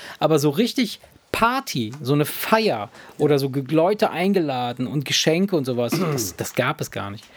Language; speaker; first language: German; early bilingual, other home language; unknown